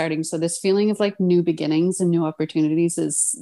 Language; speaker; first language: English; native; English